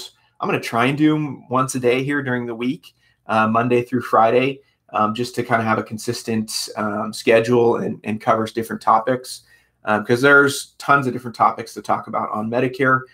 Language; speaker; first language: English; native; English